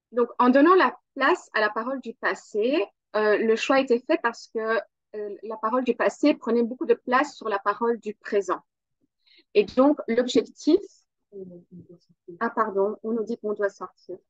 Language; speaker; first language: French; non-native, learner; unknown